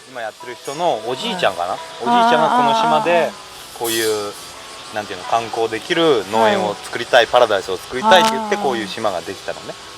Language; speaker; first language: Japanese; native; Japanese